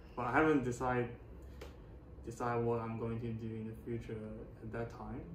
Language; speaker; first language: English; non-native, fluent; Chinese